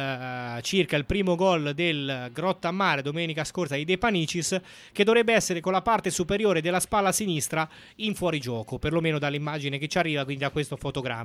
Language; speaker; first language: Italian; native; Italian